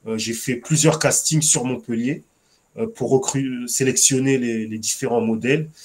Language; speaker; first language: French; native; French